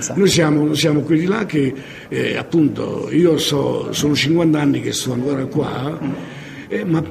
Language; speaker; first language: Italian; native; Italian